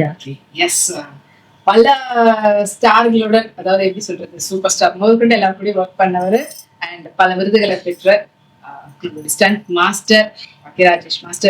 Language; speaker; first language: Tamil; native; Tamil